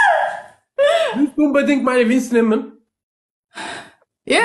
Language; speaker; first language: German; non-native, learner; Turkish